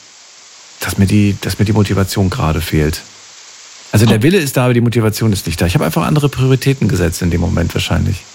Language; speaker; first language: German; native; German